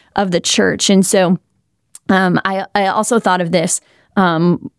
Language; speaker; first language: English; native; English